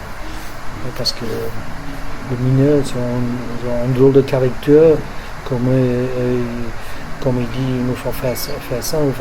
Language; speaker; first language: French; non-native, fluent; English